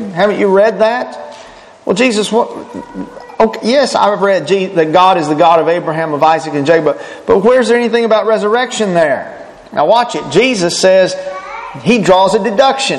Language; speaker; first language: English; native; English